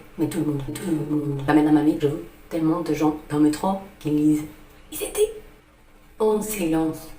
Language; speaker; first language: French; non-native, fluent; Spanish